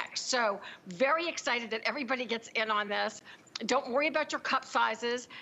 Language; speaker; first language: English; native; English